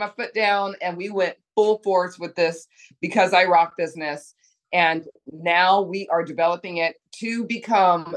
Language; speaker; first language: English; native; English